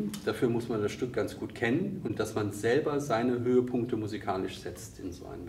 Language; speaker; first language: German; native; German